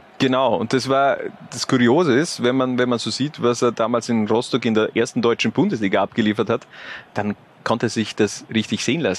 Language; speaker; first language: German; native; German